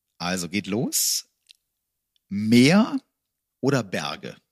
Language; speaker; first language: German; native; German